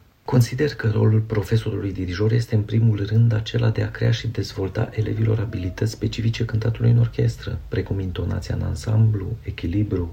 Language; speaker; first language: Romanian; native; Romanian